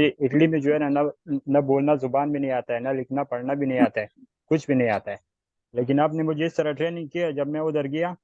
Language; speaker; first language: Hindi; non-native, learner; Pashto